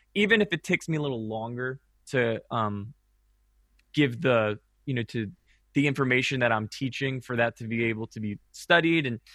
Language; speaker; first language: English; native; English